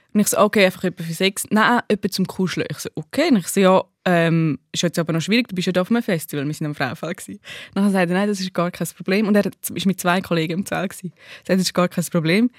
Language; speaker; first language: German; native; German